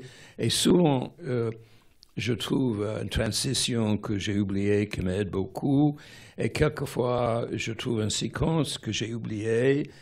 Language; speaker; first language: French; non-native, fluent; English